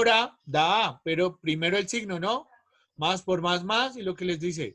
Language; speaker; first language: Spanish; native; Spanish